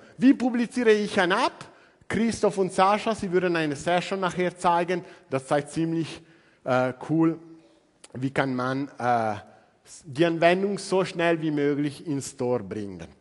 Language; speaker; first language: German; non-native, learner; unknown